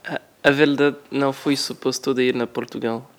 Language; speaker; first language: Portuguese; non-native, learner; French